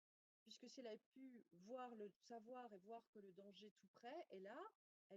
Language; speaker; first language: French; native; French